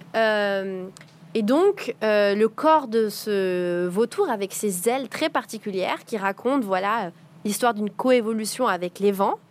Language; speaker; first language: French; native; French